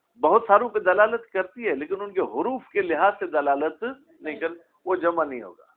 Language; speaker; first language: Urdu; non-native, local second language; Sindhi